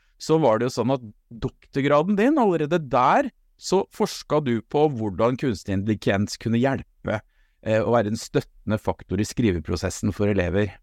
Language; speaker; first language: Norwegian; native; Norwegian